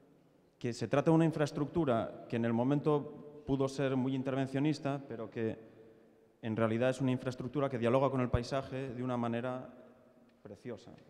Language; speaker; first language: Spanish; native; Spanish